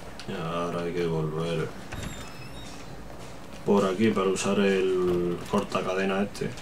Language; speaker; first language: Spanish; native; Spanish